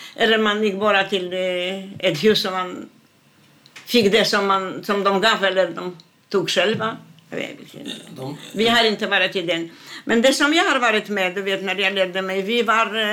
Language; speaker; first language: Swedish; non-native, fluent; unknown